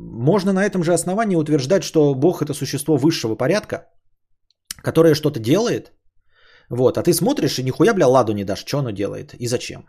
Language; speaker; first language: Russian; native; Russian